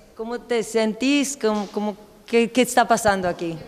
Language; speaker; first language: Spanish; non-native, learner; Italian